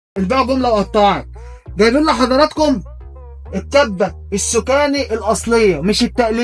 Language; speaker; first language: Arabic; native; Arabic